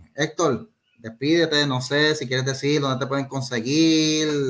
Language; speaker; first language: Spanish; native; Spanish